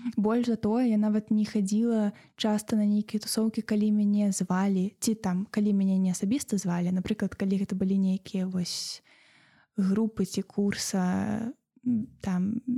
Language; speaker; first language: Belarusian; native; Belarusian